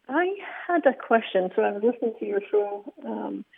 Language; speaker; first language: English; native; English